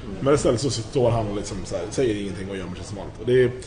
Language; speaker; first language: Swedish; native; Swedish